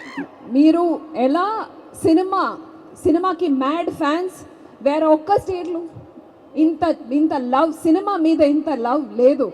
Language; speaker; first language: Telugu; non-native, fluent; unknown